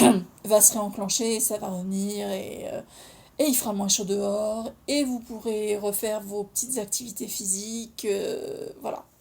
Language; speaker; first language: French; native; French